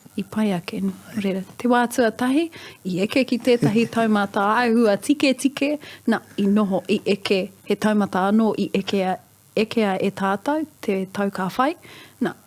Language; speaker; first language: Māori; native; Māori